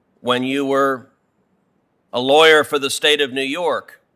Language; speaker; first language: English; native; English